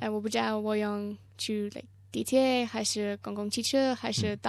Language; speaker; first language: Chinese; non-native, learner; English